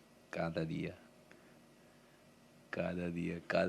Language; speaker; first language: Spanish; non-native, learner; Hindi